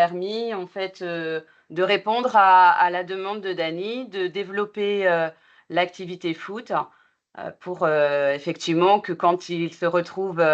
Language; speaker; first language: French; native; French